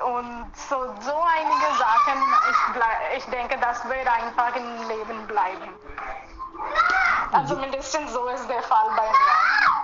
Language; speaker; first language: German; non-native, fluent; Hindi